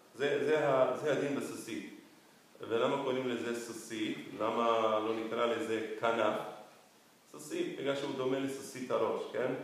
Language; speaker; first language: Hebrew; non-native, fluent; Spanish